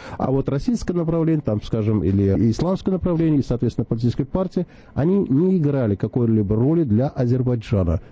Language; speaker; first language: Russian; non-native, local second language; Azerbaijani